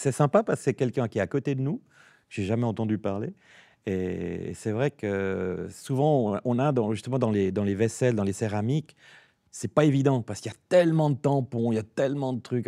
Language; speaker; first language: French; native; French